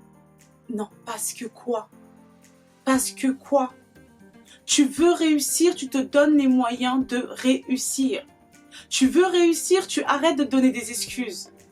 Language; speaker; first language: French; native; French